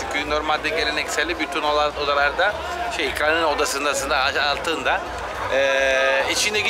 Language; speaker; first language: Turkish; non-native, fluent; Italian